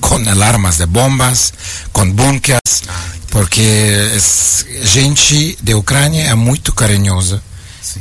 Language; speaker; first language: Spanish; non-native, learner; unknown